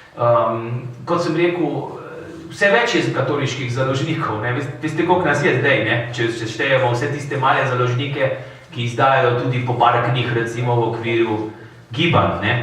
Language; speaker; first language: Slovenian; early bilingual, heritage; Slovenian